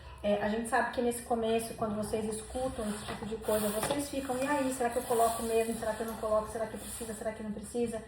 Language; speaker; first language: Portuguese; native; Portuguese